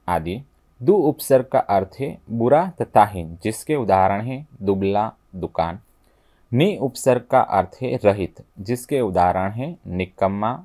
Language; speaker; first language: Hindi; non-native, local second language; Gujarati